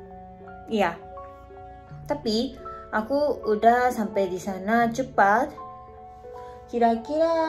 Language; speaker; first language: Indonesian; non-native, learner; Japanese